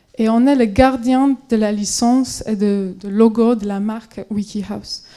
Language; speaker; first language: French; non-native, fluent; Polish